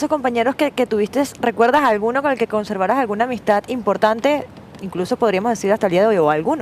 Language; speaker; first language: Spanish; native; Spanish